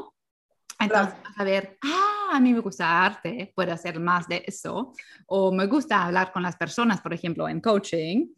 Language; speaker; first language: Spanish; non-native, fluent; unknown